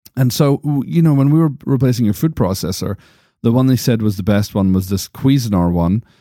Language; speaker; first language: English; native; English